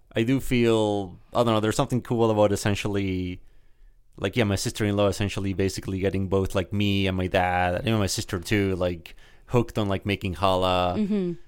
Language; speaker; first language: English; early bilingual, other home language; Spanish